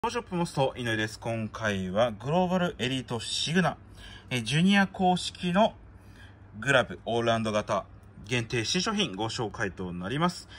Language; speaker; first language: Japanese; native; Japanese